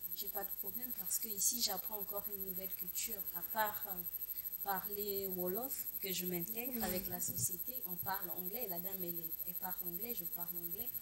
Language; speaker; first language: French; non-native, local second language; Lingala